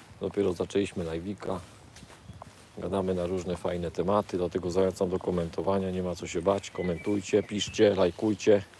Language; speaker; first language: Polish; native; Polish